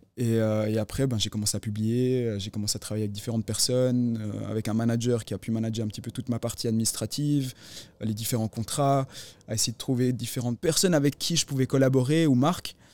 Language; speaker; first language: French; native; French